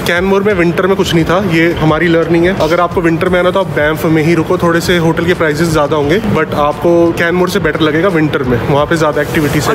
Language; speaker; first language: Hindi; native; Hindi